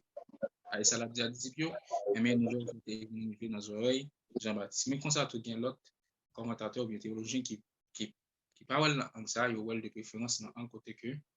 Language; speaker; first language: French; non-native, local second language; Haitian Creole